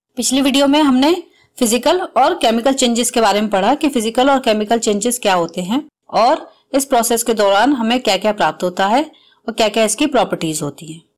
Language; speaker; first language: Hindi; native; Hindi